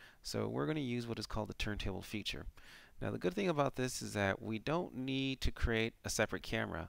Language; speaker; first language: English; native; English